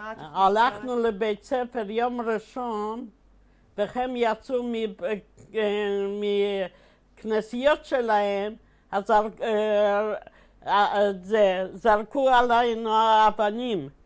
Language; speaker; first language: Hebrew; non-native, fluent; Polish